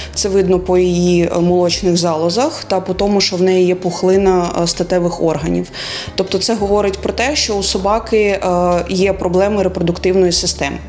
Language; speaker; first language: Ukrainian; native; Ukrainian